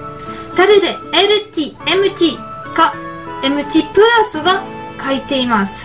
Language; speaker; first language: Japanese; non-native, learner; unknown